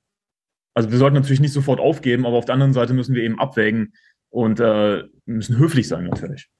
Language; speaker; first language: German; native; German